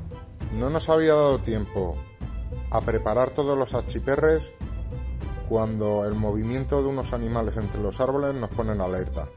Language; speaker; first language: Spanish; native; Spanish